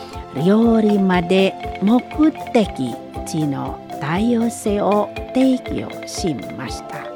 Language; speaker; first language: Japanese; non-native, learner; Indonesian